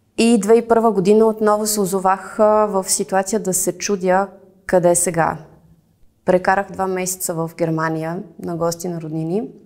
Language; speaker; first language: Bulgarian; early bilingual, heritage; Bulgarian